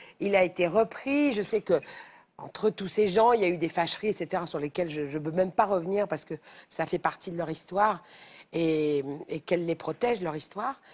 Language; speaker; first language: French; native; French